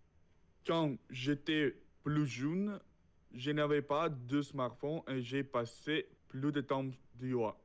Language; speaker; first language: French; non-native, learner; Russian